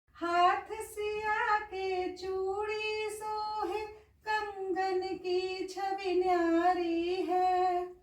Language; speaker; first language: Hindi; native; Hindi